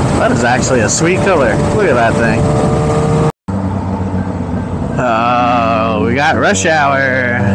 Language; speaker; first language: English; native; English